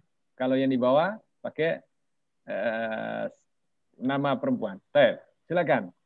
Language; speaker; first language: Indonesian; native; Indonesian